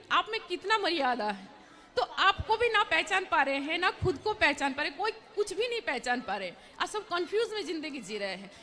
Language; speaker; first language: Hindi; non-native, local second language; Bangla